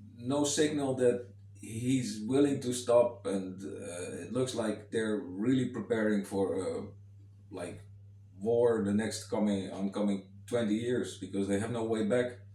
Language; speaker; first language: English; non-native, fluent; Dutch